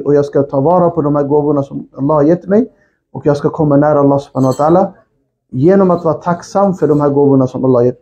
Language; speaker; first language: Swedish; non-native, fluent; Urdu